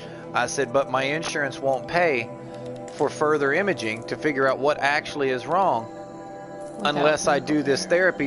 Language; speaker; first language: English; native; English